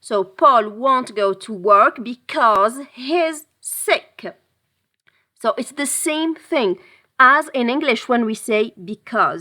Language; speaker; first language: English; non-native, fluent; French